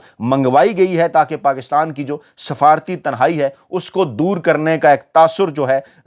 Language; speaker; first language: Urdu; native; Urdu